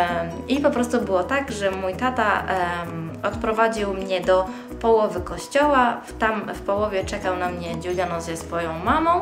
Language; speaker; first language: Polish; early bilingual, heritage; Polish